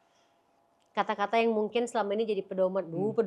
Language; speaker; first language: Indonesian; native; Indonesian